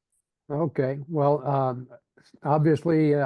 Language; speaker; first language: English; native; English